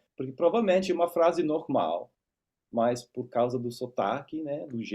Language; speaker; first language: Portuguese; non-native, fluent; English